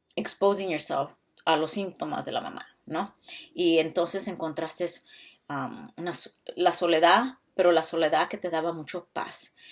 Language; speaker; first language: Spanish; early bilingual, other home language; English